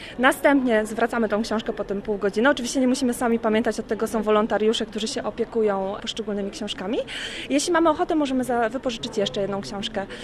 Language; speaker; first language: Polish; native; Polish